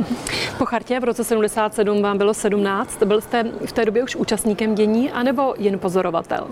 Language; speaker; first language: Czech; native; Czech